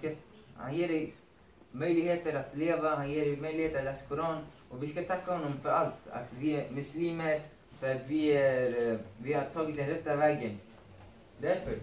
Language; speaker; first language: Swedish; non-native, fluent; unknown